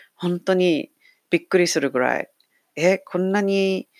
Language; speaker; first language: Japanese; non-native, fluent; English